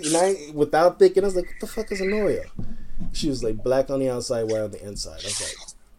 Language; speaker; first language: English; native; English